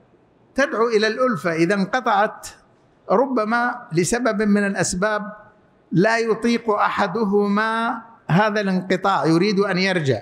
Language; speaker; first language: Arabic; native; Arabic